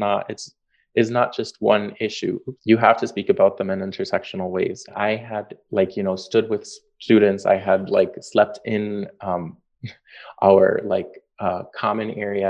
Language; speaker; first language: English; native; English